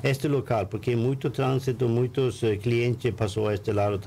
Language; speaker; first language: Portuguese; non-native, learner; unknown